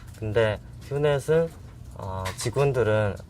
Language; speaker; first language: Korean; non-native, fluent; Chinese